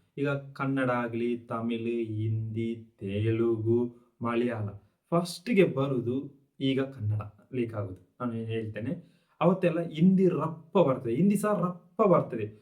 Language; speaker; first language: Kannada; non-native, local second language; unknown